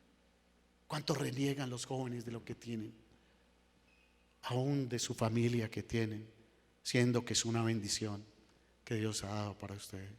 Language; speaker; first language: Spanish; native; Spanish